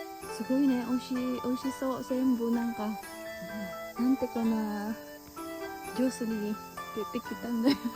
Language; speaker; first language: Japanese; non-native, learner; Filipino